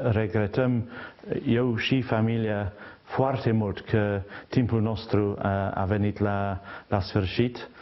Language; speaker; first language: Romanian; non-native, fluent; English